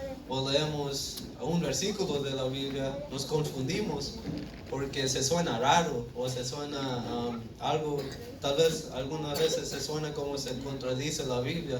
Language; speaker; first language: Spanish; early bilingual, heritage; Spanish